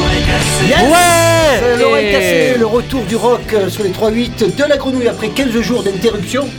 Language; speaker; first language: French; native; French